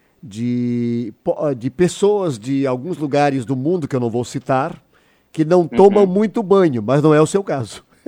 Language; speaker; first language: Portuguese; native; Portuguese